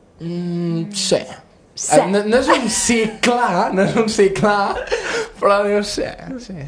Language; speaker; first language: Catalan; native; Catalan